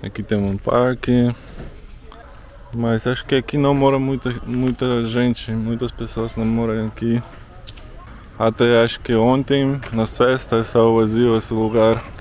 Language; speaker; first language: Portuguese; non-native, learner; Russian